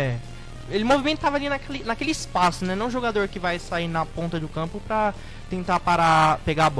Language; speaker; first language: Portuguese; native; Portuguese